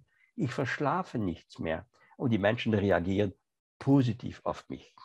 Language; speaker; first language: German; non-native, fluent; French